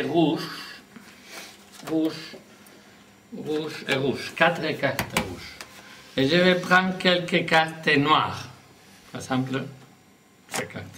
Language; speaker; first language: French; non-native, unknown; Spanish